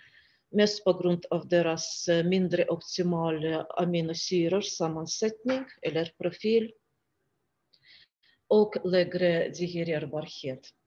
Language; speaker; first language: Swedish; non-native, fluent; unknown